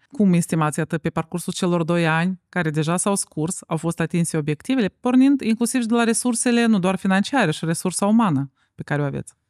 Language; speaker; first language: Romanian; native; Romanian